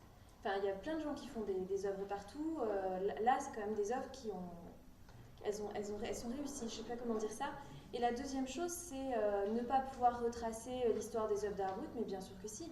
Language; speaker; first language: French; native; French